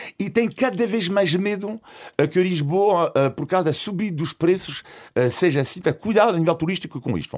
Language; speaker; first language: Portuguese; non-native, fluent; French